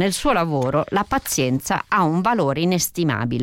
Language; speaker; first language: Italian; native; Italian